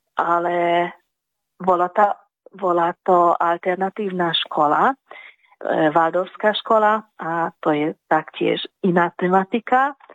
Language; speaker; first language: Slovak; early bilingual, heritage; Slovak